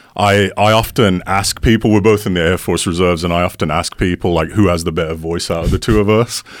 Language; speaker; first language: English; native; English